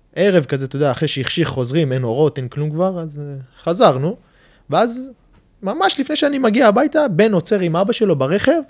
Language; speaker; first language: Hebrew; non-native, local second language; Adyghe